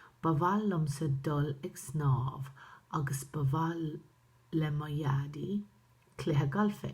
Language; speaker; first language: Irish; non-native, local second language; English